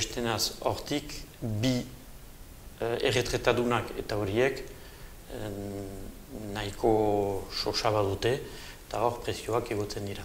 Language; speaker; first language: Basque; native; Basque